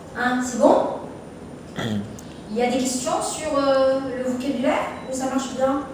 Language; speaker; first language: French; non-native, fluent; Arabic